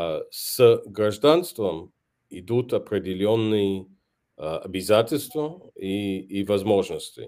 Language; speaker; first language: Russian; non-native, fluent; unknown